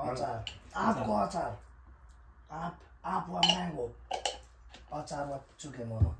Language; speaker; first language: Japanese; non-native, learner; Nepali